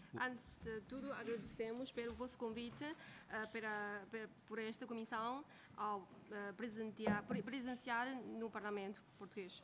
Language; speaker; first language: Portuguese; non-native, fluent; Chinese